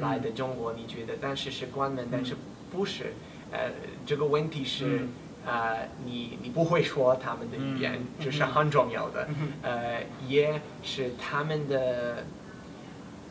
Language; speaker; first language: Chinese; non-native, learner; English